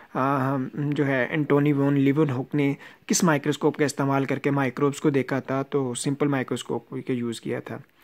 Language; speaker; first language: Urdu; non-native, local second language; Punjabi